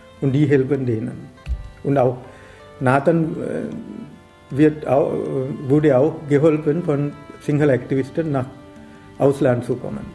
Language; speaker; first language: German; non-native, learner; Sinhala